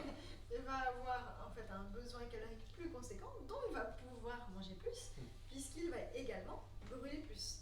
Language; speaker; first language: French; native; French